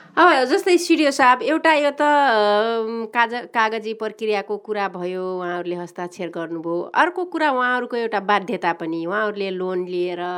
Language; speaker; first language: Nepali; native; Nepali